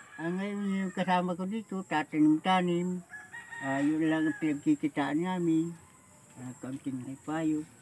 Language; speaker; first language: Filipino; native; Filipino